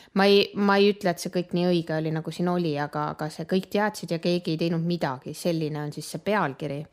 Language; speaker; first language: Estonian; native; Estonian